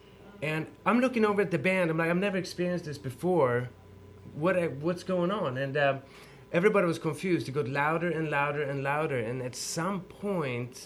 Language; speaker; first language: English; non-native, fluent; Swedish